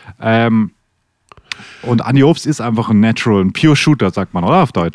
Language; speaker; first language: German; native; German